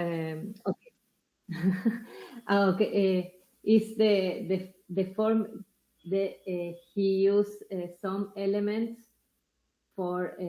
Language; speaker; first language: English; non-native, learner; Spanish